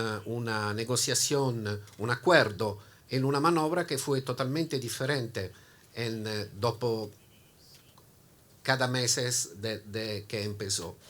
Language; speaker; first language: Spanish; non-native, learner; Italian